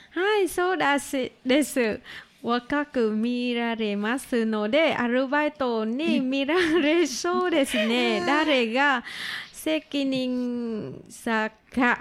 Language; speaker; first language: Japanese; non-native, learner; Vietnamese